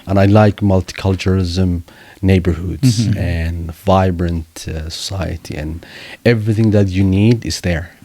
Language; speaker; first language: English; non-native, fluent; Somali